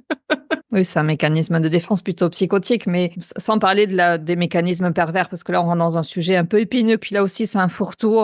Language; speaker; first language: French; native; French